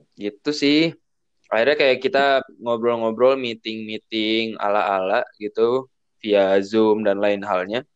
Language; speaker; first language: Indonesian; native; Indonesian